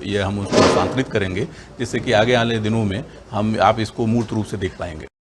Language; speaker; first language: Hindi; native; Hindi